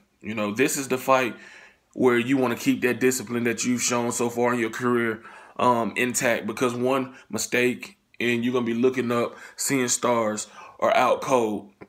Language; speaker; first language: English; native; English